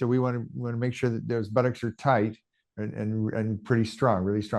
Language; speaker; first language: English; native; English